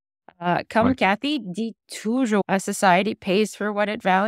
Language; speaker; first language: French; non-native, local second language; English